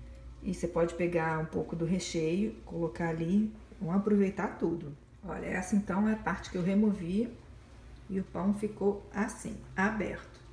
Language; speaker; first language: Portuguese; native; Portuguese